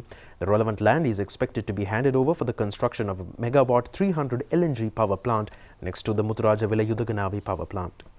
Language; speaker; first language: English; non-native, local second language; Sinhala